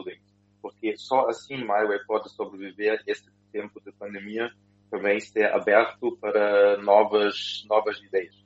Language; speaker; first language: Portuguese; non-native, fluent; German